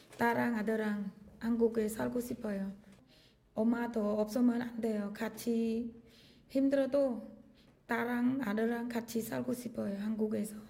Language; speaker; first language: Korean; non-native, learner; Khmer